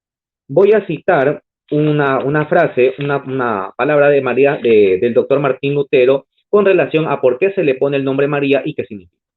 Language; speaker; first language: Spanish; native; Spanish